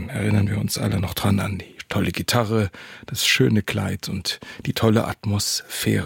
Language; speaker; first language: German; native; German